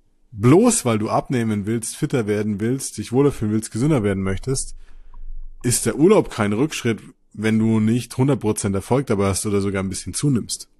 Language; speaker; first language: German; native; German